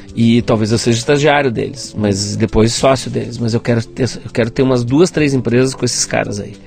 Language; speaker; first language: Portuguese; native; Portuguese